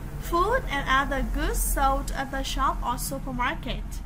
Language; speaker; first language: English; non-native, fluent; Vietnamese